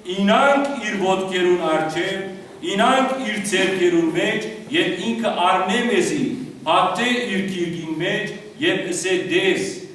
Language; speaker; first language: Armenian; early bilingual, heritage; Armenian